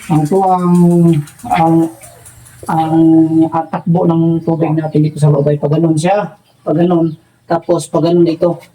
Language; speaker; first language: Filipino; non-native, local second language; Cebuano